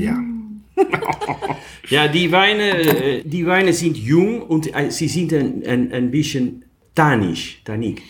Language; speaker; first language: German; non-native, learner; Dutch